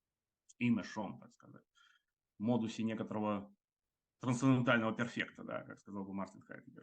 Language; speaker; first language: Russian; native; Russian